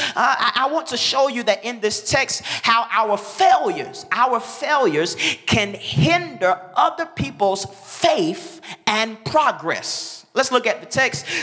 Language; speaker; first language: English; native; English